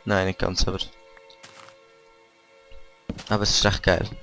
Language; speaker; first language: German; native; German